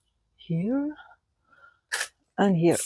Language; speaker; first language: English; non-native, fluent; French